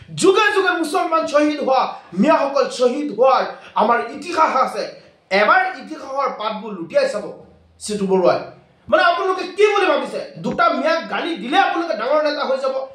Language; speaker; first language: Assamese; non-native, local second language; Bangla